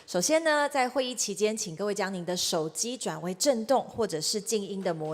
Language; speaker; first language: Chinese; native; Chinese